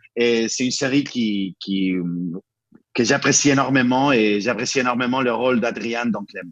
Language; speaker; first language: French; non-native, fluent; Spanish